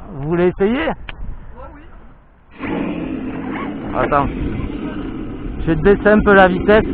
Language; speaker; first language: French; native; French